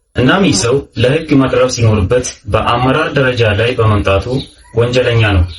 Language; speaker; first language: Amharic; native; Amharic